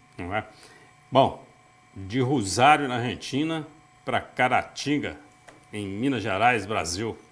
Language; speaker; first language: Portuguese; native; Portuguese